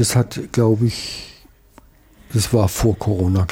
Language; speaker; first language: German; native; German